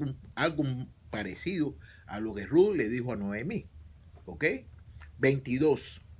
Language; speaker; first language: Spanish; native; Spanish